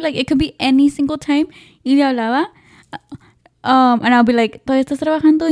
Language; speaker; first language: Spanish; early bilingual, heritage; Spanish